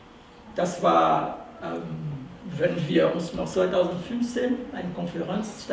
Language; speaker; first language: German; non-native, fluent; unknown